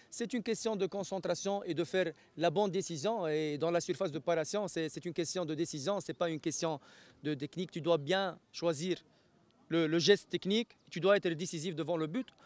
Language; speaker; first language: French; non-native, local second language; Arabic